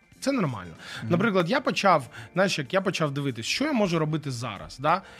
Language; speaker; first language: Ukrainian; non-native, local second language; Russian